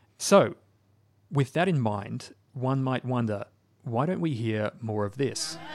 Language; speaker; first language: English; native; English